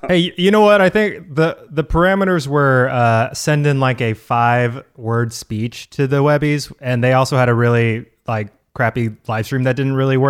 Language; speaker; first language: English; native; English